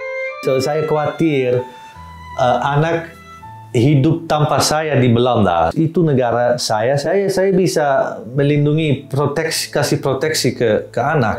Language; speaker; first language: Indonesian; non-native, learner; Dutch